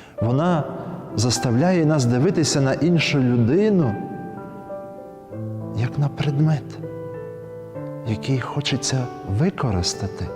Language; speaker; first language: Ukrainian; native; Ukrainian